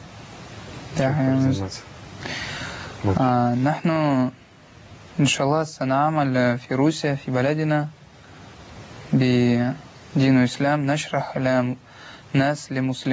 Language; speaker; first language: Arabic; non-native, learner; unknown